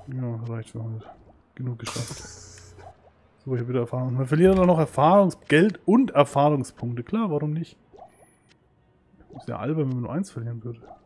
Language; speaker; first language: German; native; German